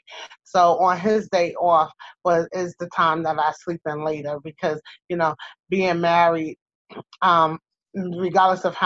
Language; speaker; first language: English; native; English